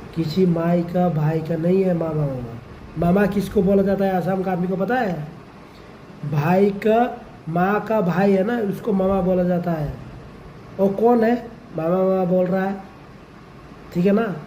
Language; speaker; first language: Hindi; non-native, local second language; Assamese